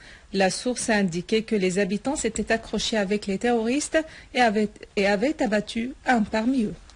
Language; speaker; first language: French; non-native, fluent; Arabic